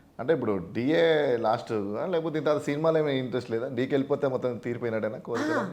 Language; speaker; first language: Telugu; native; Telugu